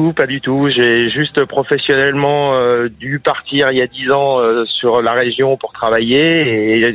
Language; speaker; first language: French; native; French